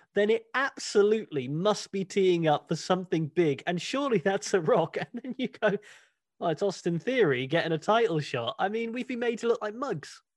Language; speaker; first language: English; native; English